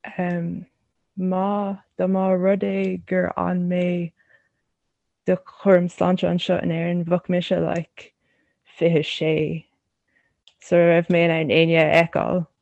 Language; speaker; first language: Irish; non-native, local second language; English